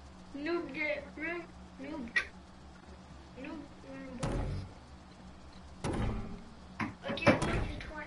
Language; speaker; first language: French; native; French